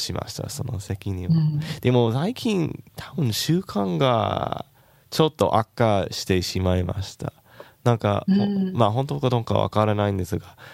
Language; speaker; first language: Japanese; non-native, learner; English